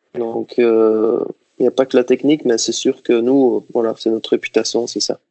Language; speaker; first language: French; native; French